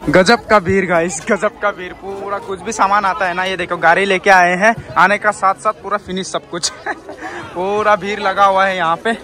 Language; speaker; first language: Hindi; non-native, local second language; Chakma